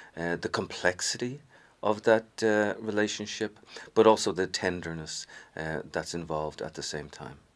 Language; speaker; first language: English; native; English